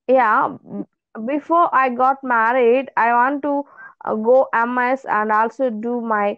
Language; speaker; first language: English; non-native, local second language; Telugu